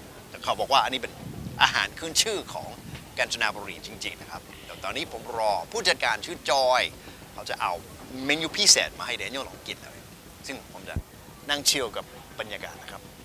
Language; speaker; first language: Thai; non-native, fluent; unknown